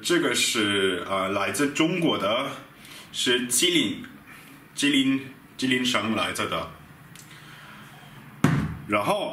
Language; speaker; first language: Chinese; non-native, fluent; German